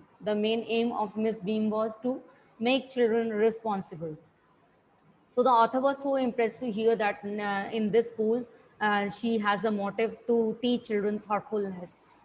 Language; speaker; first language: English; non-native, local second language; Hindi